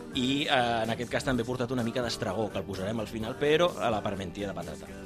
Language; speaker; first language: Catalan; native; Catalan